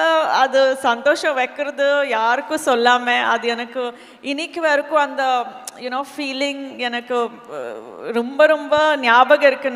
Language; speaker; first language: Tamil; non-native, fluent; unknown